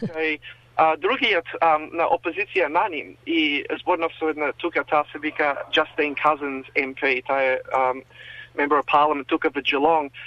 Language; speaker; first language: Macedonian; early bilingual, heritage; Macedonian